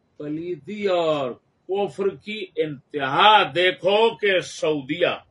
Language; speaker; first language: Urdu; non-native, local second language; Punjabi